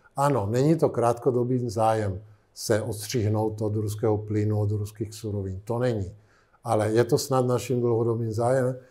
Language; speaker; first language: Czech; non-native, fluent; Italian